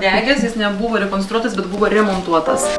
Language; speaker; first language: Lithuanian; early bilingual, heritage; Lithuanian